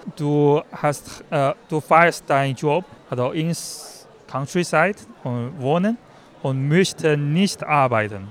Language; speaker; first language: German; non-native, learner; Chinese